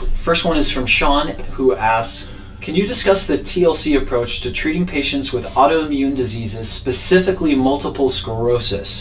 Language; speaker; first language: English; native; English